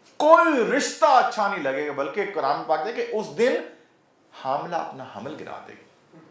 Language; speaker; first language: Urdu; non-native, local second language; Punjabi